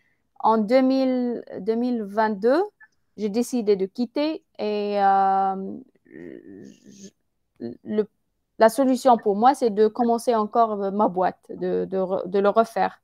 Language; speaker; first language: French; non-native, fluent; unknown